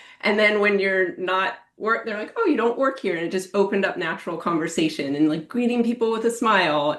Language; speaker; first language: English; native; English